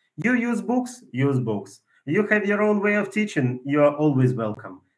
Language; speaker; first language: English; non-native, fluent; Ukrainian